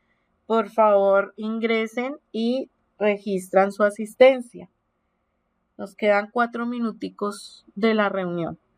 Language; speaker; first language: Spanish; native; Spanish